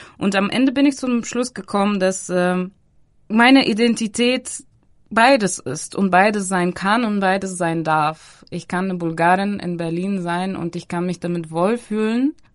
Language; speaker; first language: German; non-native, fluent; Bulgarian